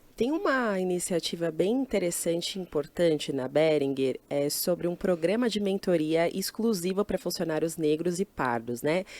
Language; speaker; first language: Portuguese; native; Portuguese